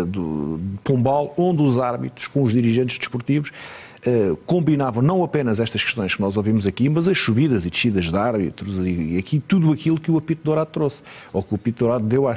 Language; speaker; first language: Portuguese; native; Portuguese